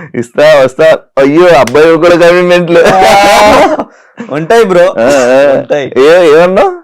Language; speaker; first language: Telugu; native; Telugu